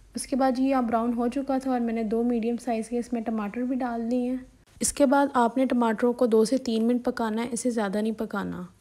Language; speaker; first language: Urdu; non-native, local second language; Punjabi